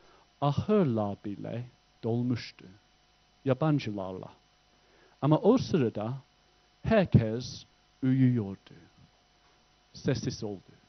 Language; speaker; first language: Turkish; non-native, fluent; English